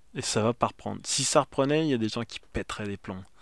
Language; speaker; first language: French; native; French